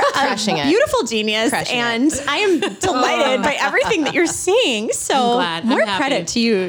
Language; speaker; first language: English; native; English